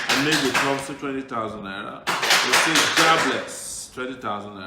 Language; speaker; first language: English; non-native, local second language; Yoruba